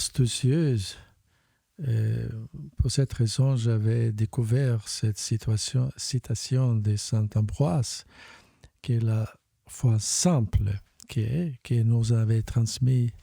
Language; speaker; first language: French; non-native, fluent; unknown